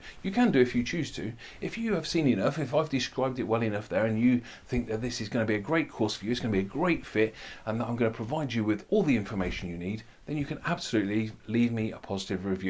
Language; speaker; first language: English; native; English